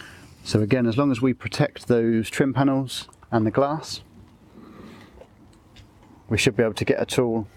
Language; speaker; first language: English; native; English